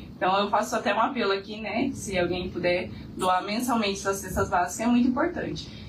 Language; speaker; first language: Portuguese; native; Portuguese